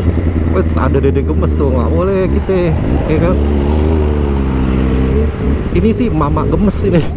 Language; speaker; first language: Indonesian; native; Indonesian